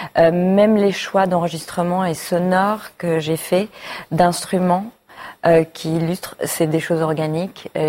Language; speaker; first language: French; early bilingual, other home language; Hebrew